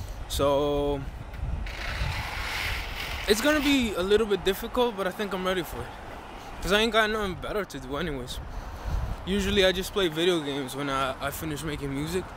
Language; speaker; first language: English; early bilingual, other home language; Spanish